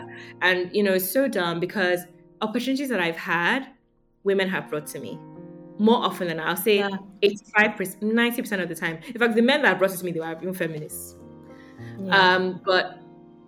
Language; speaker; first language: English; non-native, local second language; Yoruba